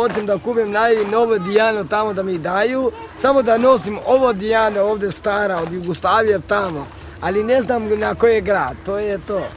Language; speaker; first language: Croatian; non-native, local second language; Romany